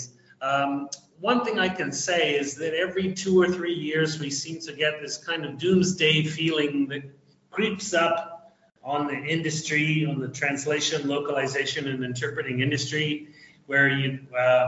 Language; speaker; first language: English; native; English